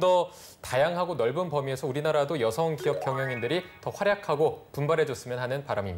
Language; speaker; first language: Korean; native; Korean